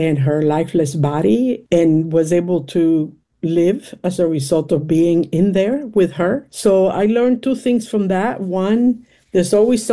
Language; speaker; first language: English; non-native, local second language; Spanish